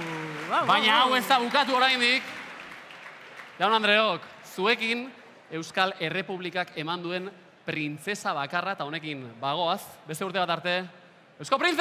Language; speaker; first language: Basque; native; Basque